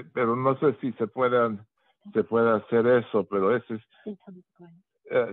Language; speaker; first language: Spanish; early bilingual, heritage; Spanish